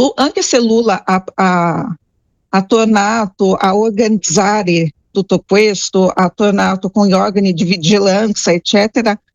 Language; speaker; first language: Italian; non-native, fluent; Portuguese